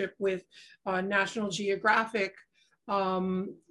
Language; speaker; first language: English; native; English